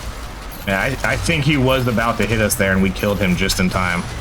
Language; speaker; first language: English; native; English